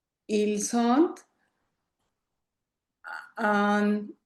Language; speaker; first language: French; non-native, learner; Spanish